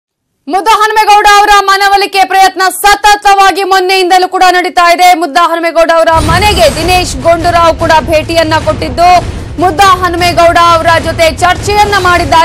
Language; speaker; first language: Kannada; native; Kannada